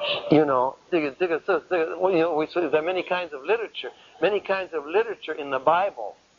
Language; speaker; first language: English; native; English